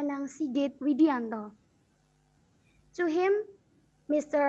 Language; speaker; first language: English; non-native, learner; Indonesian